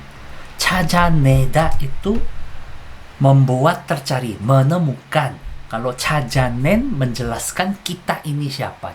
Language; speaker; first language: Indonesian; non-native, fluent; Korean